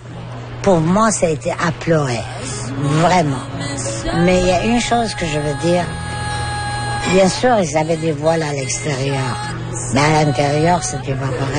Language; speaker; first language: French; non-native, fluent; Persian